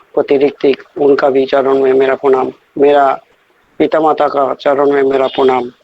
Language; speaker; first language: Hindi; non-native, local second language; Bangla